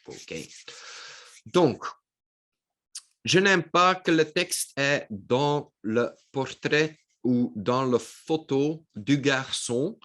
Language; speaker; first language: French; non-native, local second language; Dutch